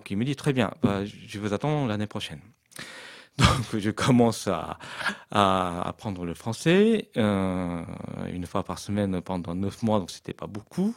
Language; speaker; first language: French; non-native, fluent; Japanese